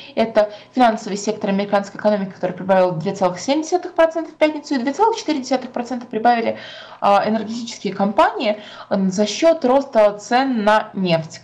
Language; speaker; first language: Russian; native; Russian